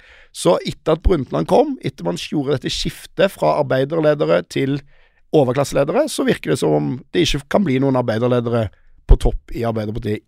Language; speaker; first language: Norwegian; native; Norwegian